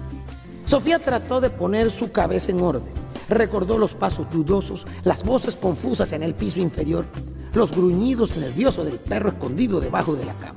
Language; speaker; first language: Spanish; native; Spanish